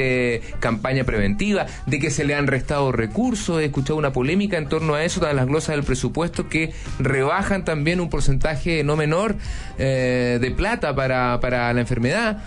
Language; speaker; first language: Spanish; native; Spanish